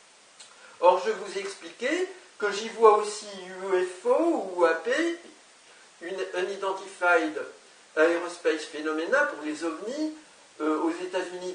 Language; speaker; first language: French; native; French